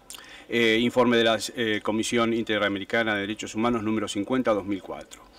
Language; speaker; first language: Spanish; native; Spanish